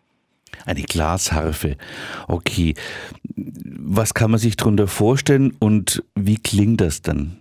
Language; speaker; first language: German; native; German